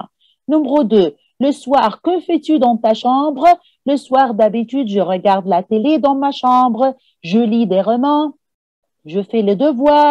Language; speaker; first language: French; non-native, fluent; Arabic